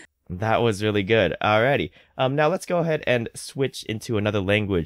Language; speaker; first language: English; native; English